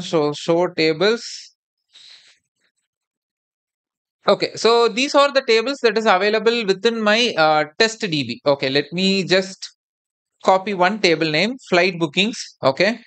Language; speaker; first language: English; non-native, local second language; Tamil